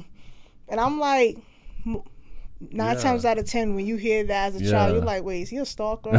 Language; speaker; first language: English; native; English